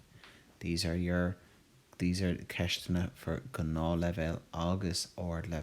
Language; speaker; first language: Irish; non-native, local second language; English